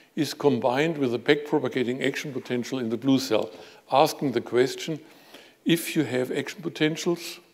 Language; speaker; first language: English; non-native, fluent; German